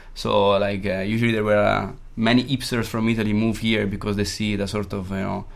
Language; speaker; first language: English; non-native, fluent; Italian